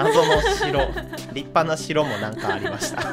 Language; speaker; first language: Japanese; native; Japanese